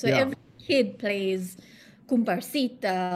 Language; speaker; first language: English; non-native, local second language; Sinhala